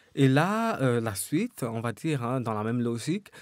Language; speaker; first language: French; native; French